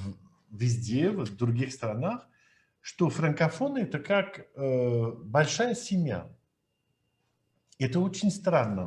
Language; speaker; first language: Russian; non-native, fluent; French